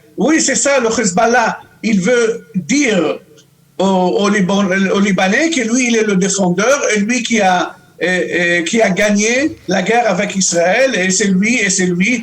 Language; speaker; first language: French; non-native, local second language; Arabic